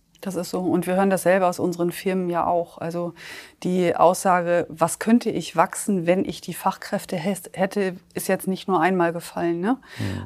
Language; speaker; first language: German; native; German